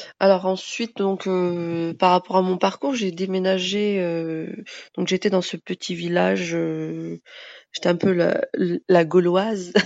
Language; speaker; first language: French; early bilingual, other home language; Arabic